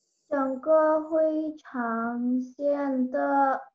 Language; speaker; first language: Chinese; non-native, learner; Indonesian